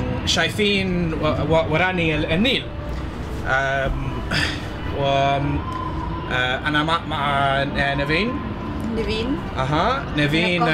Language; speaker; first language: Arabic; non-native, learner; English